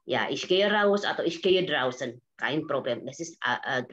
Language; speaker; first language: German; non-native, fluent; Indonesian